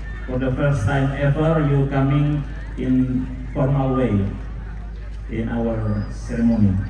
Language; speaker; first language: English; non-native, learner; Indonesian